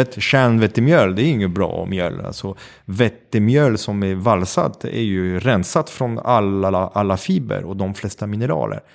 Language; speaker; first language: Swedish; non-native, fluent; French